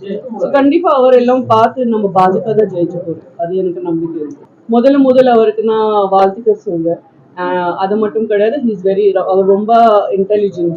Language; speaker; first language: Tamil; non-native, learner; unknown